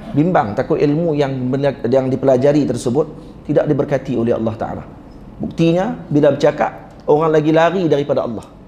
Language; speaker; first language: Malay; native; Malay